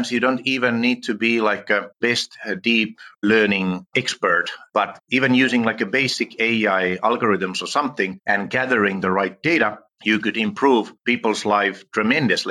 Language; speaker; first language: English; non-native, fluent; Finnish